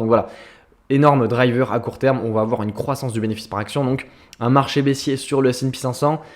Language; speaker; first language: French; native; French